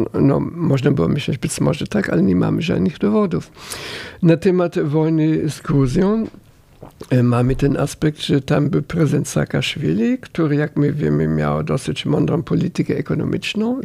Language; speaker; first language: Polish; non-native, fluent; German